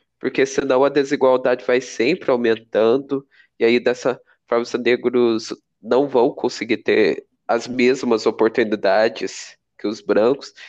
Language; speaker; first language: Portuguese; native; Portuguese